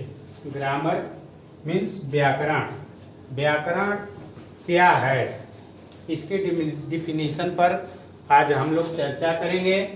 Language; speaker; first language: Hindi; native; Hindi